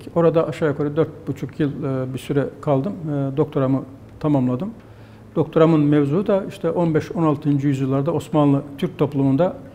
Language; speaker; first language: Turkish; native; Turkish